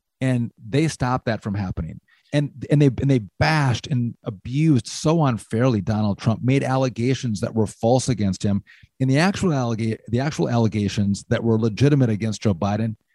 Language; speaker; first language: English; native; English